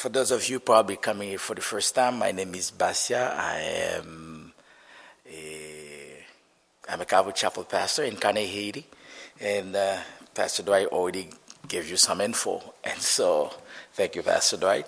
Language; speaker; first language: English; non-native, fluent; Haitian Creole